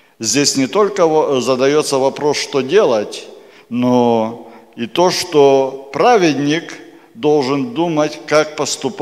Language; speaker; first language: Polish; non-native, learner; Russian